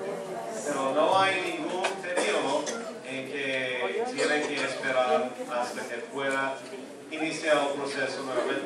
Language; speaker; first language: Spanish; non-native, fluent; English